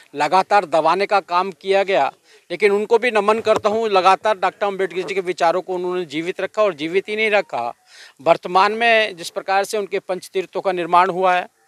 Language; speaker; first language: Hindi; native; Hindi